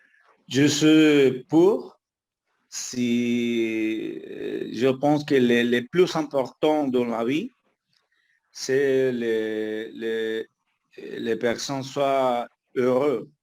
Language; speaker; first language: French; non-native, learner; Spanish